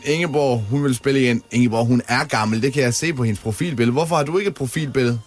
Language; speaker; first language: Danish; native; Danish